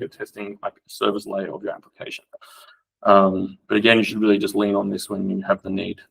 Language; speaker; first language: English; native; English